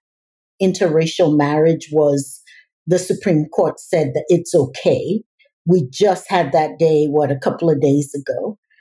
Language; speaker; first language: English; native; English